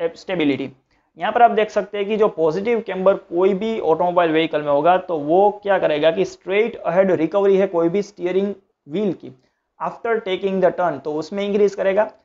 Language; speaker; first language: Hindi; non-native, local second language; Gujarati